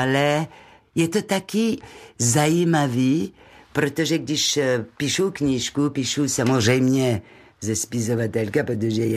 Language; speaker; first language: Czech; non-native, learner; French